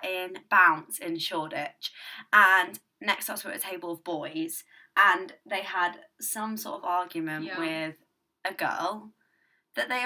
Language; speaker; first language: English; native; English